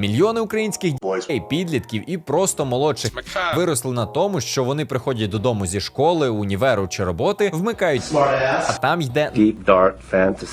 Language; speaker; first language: Ukrainian; native; Ukrainian